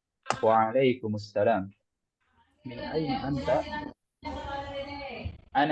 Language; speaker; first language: Arabic; non-native, fluent; Indonesian